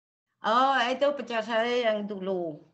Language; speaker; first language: Indonesian; non-native, local second language; Javanese